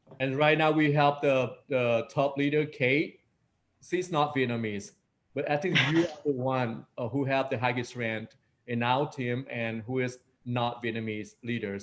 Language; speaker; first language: English; non-native, fluent; Vietnamese